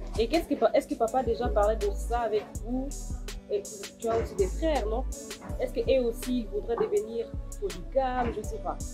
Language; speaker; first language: French; non-native, local second language; Lingala